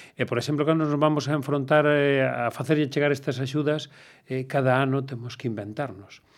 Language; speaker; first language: Galician; non-native, local second language; Spanish